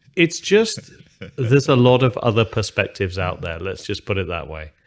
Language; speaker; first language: English; native; English